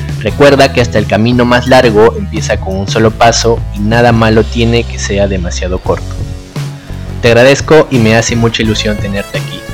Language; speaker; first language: Spanish; native; Spanish